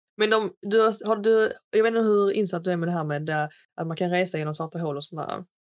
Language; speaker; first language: Swedish; non-native, fluent; Arabic